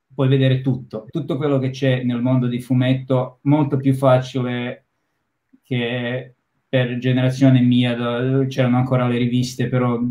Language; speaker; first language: Italian; non-native, fluent; Croatian